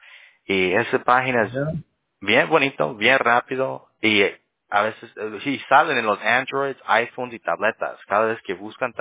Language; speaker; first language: Spanish; early bilingual, heritage; Spanish